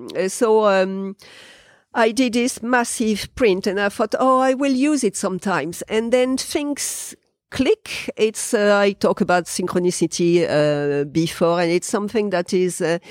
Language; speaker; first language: English; non-native, fluent; French